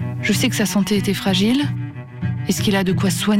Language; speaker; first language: French; native; French